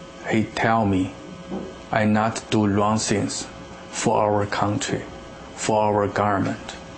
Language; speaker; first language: English; non-native, learner; Chinese